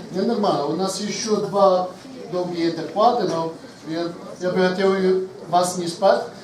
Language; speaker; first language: Russian; non-native, learner; Polish